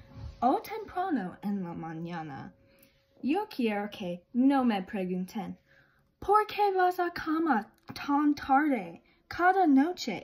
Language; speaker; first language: Spanish; non-native, learner; English